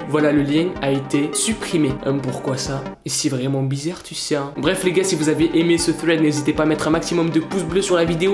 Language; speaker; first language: French; native; French